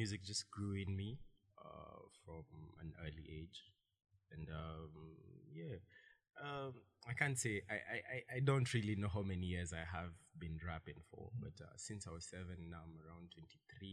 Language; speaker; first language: English; non-native, local second language; Swahili